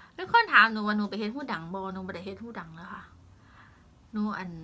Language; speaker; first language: Thai; native; Thai